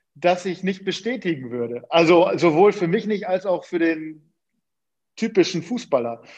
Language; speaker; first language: German; native; German